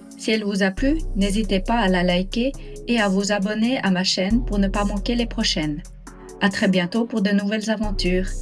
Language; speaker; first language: French; non-native, local second language; Swiss German